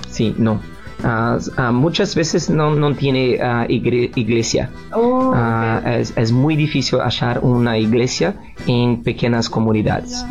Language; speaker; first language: Spanish; non-native, learner; Portuguese